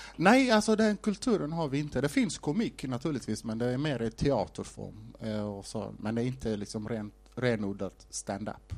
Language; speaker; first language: Swedish; non-native, fluent; Somali